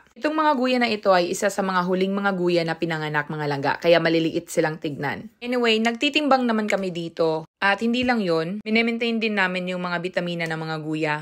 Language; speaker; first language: Filipino; non-native, local second language; Cebuano